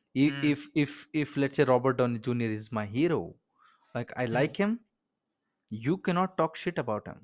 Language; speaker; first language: English; non-native, local second language; Kannada